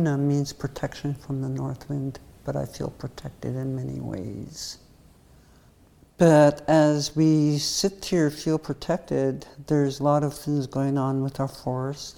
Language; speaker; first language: English; native; English